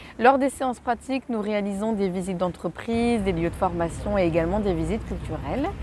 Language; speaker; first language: French; native; French